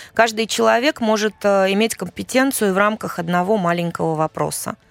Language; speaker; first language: Russian; native; Russian